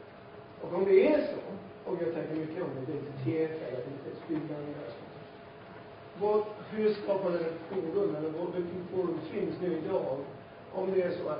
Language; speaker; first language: Swedish; non-native, fluent; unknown